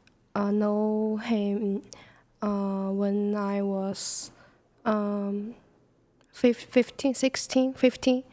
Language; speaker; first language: English; non-native, learner; Chinese